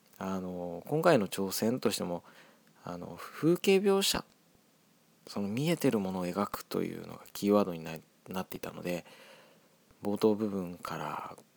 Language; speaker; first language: Japanese; native; Japanese